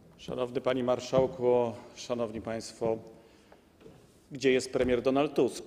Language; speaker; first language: Polish; native; Polish